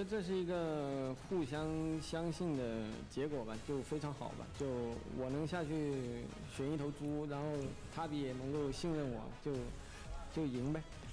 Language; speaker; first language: Chinese; native; Chinese